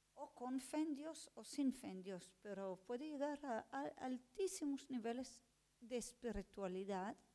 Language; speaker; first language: Spanish; non-native, fluent; Hebrew